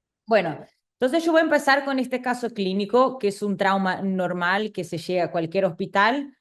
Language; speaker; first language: Spanish; non-native, fluent; Portuguese